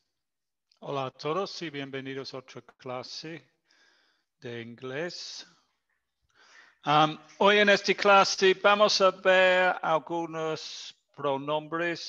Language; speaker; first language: Spanish; non-native, fluent; English